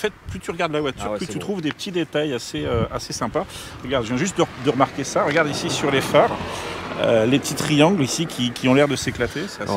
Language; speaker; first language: French; native; French